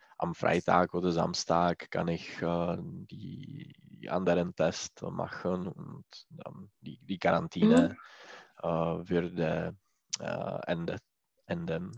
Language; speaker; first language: German; non-native, learner; Czech